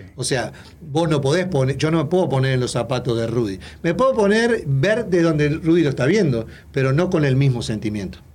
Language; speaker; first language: Spanish; native; Spanish